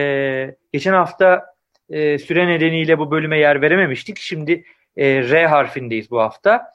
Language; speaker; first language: Turkish; native; Turkish